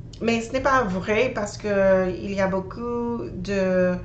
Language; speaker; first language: French; non-native, learner; English